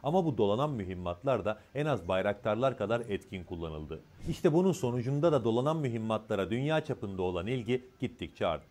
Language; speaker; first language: Turkish; native; Turkish